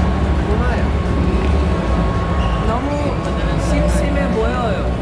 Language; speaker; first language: Korean; non-native, learner; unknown